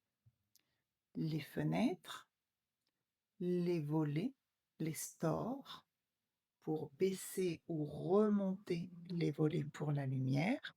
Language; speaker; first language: French; native; French